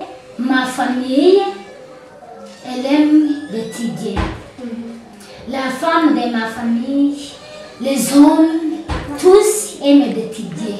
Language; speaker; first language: French; non-native, learner; Kinyarwanda